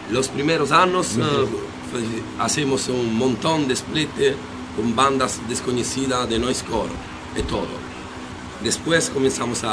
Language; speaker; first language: Spanish; non-native, learner; Italian